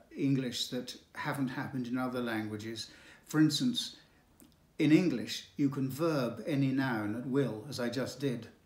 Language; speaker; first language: English; native; English